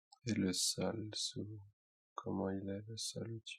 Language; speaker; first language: French; native; French